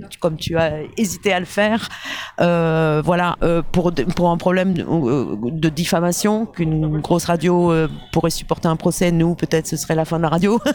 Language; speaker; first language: French; native; French